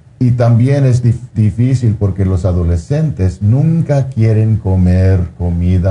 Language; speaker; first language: Spanish; early bilingual, heritage; Spanish